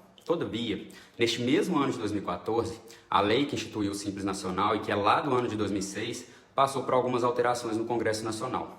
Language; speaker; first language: Portuguese; native; Portuguese